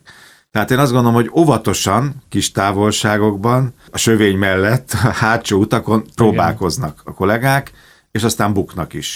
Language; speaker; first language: Hungarian; native; Hungarian